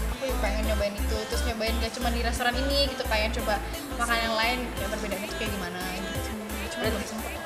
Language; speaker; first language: Indonesian; native; Indonesian